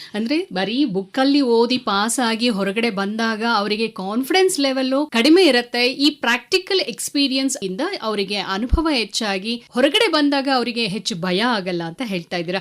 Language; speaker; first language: Kannada; native; Kannada